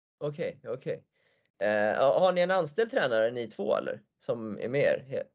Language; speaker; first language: Swedish; native; Swedish